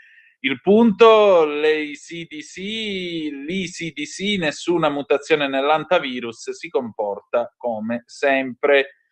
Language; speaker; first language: Italian; native; Italian